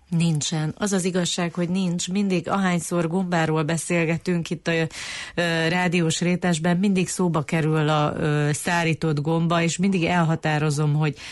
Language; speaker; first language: Hungarian; native; Hungarian